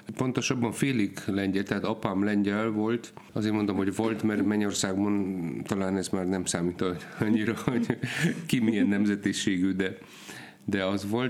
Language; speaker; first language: Hungarian; non-native, fluent; Polish